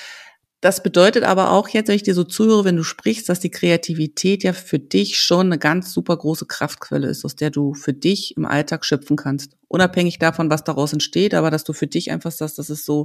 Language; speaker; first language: German; native; German